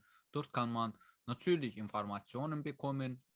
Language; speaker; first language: German; non-native, learner; Azerbaijani